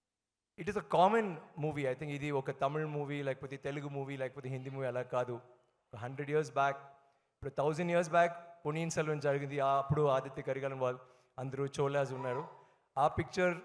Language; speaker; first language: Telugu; non-native, learner; Tamil